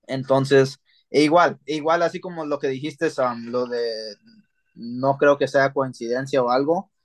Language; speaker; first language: Spanish; early bilingual, heritage; Spanish